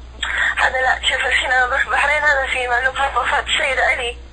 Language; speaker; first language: Arabic; native; Arabic